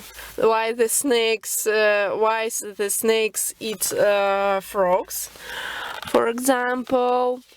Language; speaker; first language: English; non-native, local second language; Russian